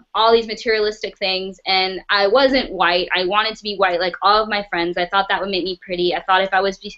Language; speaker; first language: English; native; English